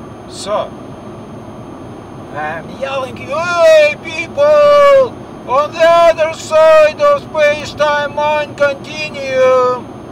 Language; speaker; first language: English; non-native, fluent; Russian